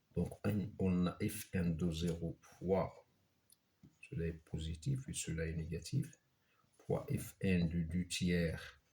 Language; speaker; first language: French; non-native, local second language; Arabic